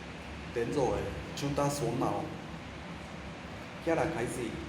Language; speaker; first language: Vietnamese; non-native, learner; Japanese